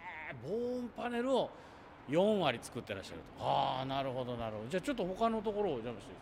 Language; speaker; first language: Japanese; native; Japanese